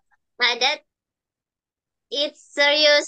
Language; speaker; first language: English; non-native, learner; Indonesian